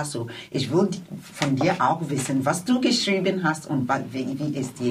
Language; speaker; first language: German; non-native, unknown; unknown